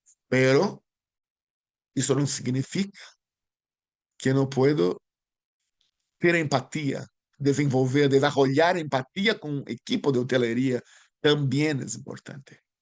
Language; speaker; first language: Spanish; non-native, learner; Portuguese